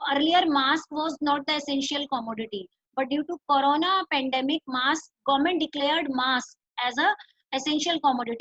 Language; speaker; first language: English; non-native, local second language; Hindi